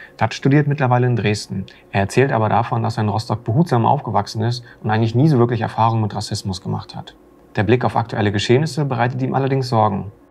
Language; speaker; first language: German; native; German